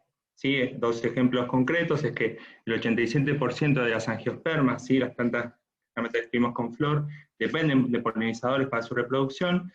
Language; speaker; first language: Spanish; native; Spanish